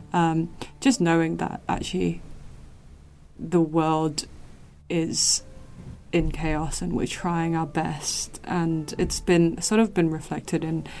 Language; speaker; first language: English; non-native, local second language; Cantonese